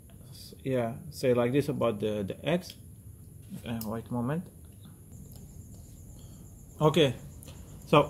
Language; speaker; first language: English; non-native, learner; French